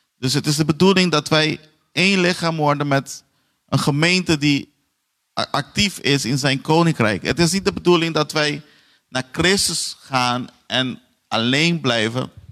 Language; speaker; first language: Dutch; non-native, fluent; Portuguese